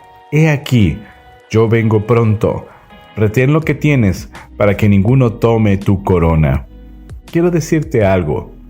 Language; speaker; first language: Spanish; native; Spanish